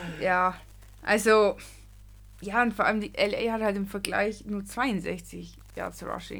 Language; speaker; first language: German; native; German